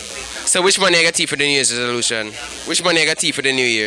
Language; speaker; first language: English; native; English